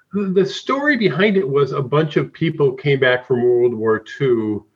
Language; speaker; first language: English; native; English